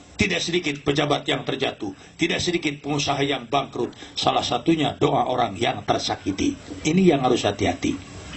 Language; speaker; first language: Indonesian; non-native, local second language; Sundanese